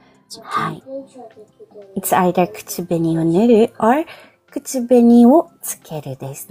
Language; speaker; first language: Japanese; non-native, fluent; Filipino